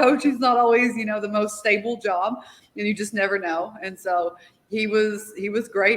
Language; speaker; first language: English; native; English